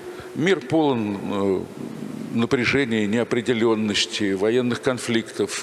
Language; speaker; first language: Russian; native; Russian